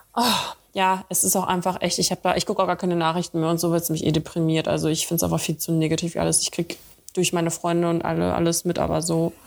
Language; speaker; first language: German; early bilingual, other home language; Russian